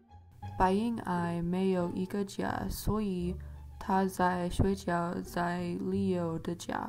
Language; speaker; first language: Chinese; non-native, learner; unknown